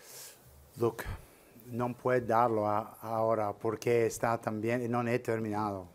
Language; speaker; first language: Spanish; non-native, learner; English